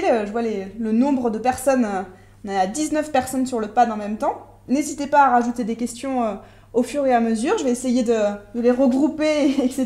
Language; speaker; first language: French; native; French